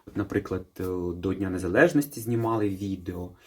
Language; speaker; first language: Ukrainian; non-native, local second language; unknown